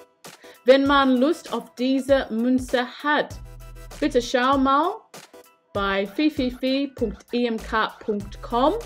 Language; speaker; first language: German; non-native, fluent; English